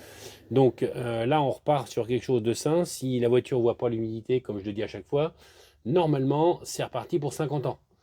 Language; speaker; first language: French; native; French